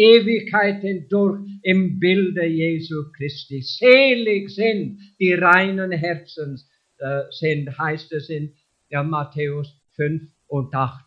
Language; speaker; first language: German; non-native, fluent; English